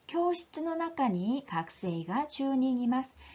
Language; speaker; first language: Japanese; non-native, fluent; Korean